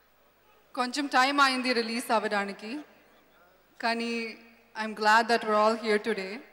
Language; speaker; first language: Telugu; non-native, learner; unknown